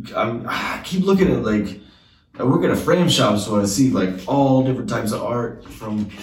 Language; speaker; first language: English; native; English